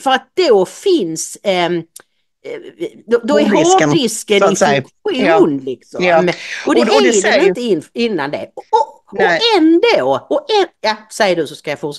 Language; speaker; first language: Swedish; native; Swedish